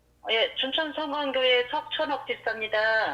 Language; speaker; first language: Korean; native; Korean